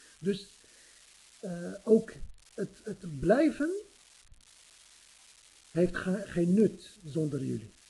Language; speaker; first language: Dutch; non-native, fluent; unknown